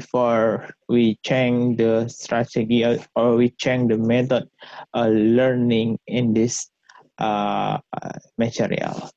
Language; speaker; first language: English; non-native, learner; Indonesian